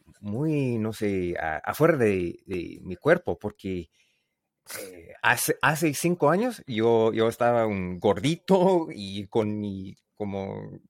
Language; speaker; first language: Spanish; non-native, learner; English